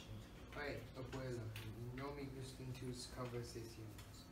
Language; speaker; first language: Spanish; non-native, learner; English